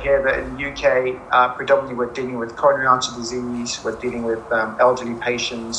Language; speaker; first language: English; non-native, local second language; Akan